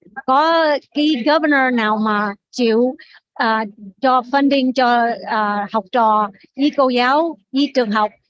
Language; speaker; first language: Vietnamese; early bilingual, heritage; Vietnamese